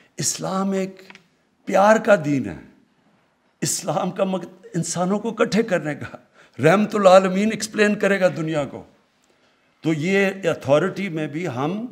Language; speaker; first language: Urdu; native; Urdu